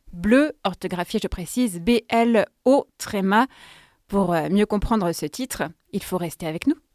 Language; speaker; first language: French; native; French